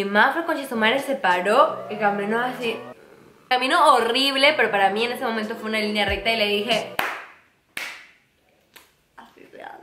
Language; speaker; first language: Spanish; native; Spanish